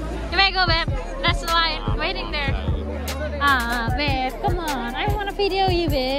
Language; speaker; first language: English; non-native, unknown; Indonesian